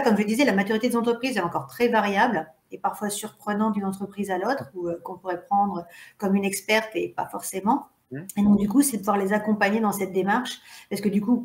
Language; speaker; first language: French; native; French